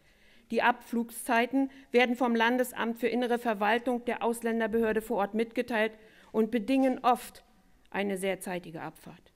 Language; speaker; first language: German; native; German